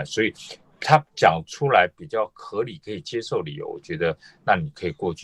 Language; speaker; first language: Chinese; native; Chinese